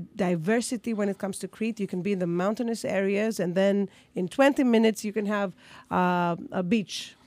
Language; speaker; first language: English; non-native, fluent; Greek